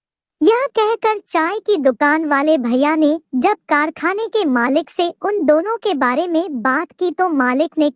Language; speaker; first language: Hindi; native; Hindi